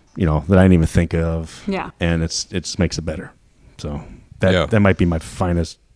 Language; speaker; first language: English; native; English